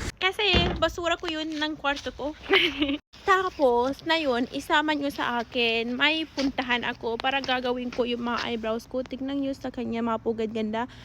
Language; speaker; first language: Filipino; non-native, learner; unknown